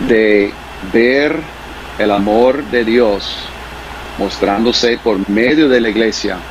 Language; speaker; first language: Spanish; non-native, fluent; English